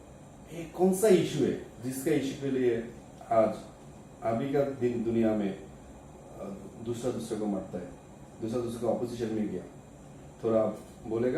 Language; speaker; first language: Hindi; non-native, learner; Bangla